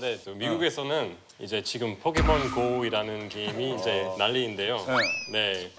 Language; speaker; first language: Korean; non-native, fluent; English